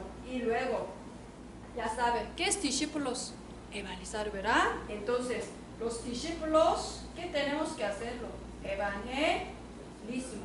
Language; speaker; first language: Spanish; non-native, learner; Korean